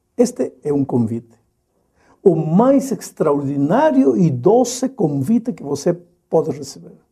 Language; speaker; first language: Portuguese; non-native, fluent; Spanish